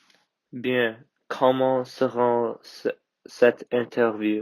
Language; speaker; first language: French; non-native, learner; English